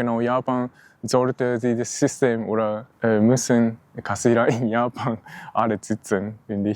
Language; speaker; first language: German; non-native, learner; Japanese